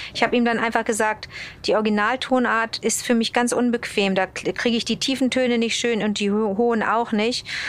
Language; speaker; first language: German; early bilingual, other home language; English